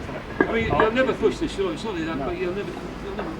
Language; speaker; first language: English; native; English